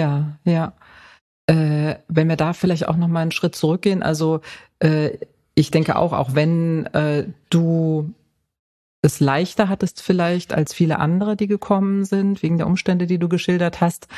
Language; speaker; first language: German; native; German